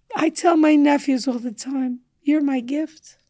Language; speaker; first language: English; native; English